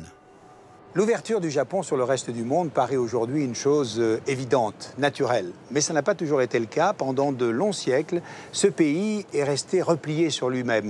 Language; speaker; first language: French; native; French